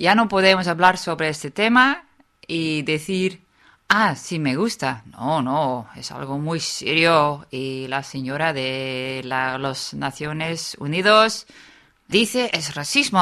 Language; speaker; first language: Spanish; non-native, fluent; Dutch